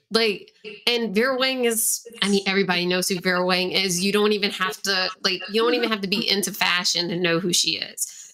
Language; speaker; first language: English; native; English